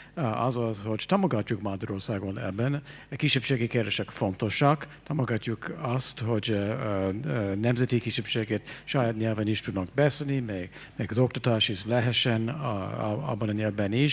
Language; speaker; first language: Hungarian; non-native, fluent; English